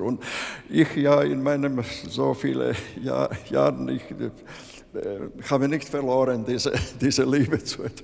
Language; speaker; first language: German; non-native, learner; Latvian